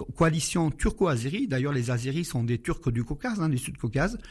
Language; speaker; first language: French; non-native, fluent; Armenian